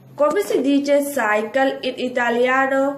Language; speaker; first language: Italian; non-native, fluent; Urdu